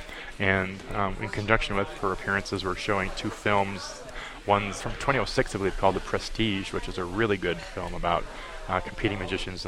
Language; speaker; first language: English; native; English